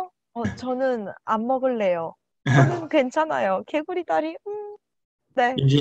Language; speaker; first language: Korean; non-native, learner; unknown